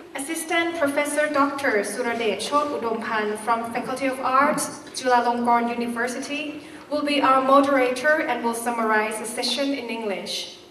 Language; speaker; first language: English; non-native, fluent; Thai